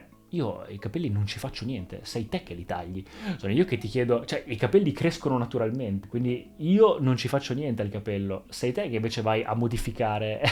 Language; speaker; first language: Italian; native; Italian